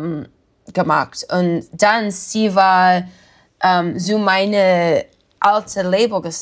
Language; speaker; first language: German; non-native, learner; English